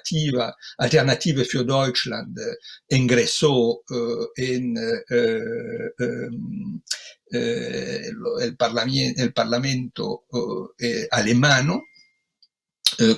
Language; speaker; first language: Spanish; non-native, fluent; Italian